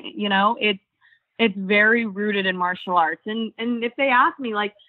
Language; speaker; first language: English; native; English